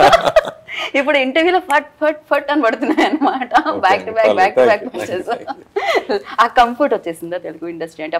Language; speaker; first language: Telugu; native; Telugu